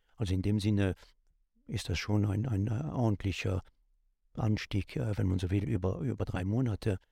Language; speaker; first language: German; non-native, local second language; Luxembourgish